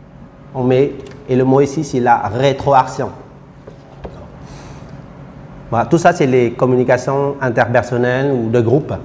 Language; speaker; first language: French; non-native, fluent; Vietnamese